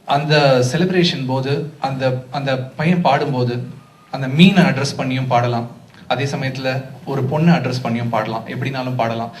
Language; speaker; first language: Tamil; native; Tamil